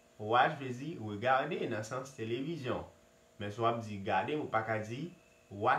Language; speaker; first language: French; non-native, local second language; Haitian Creole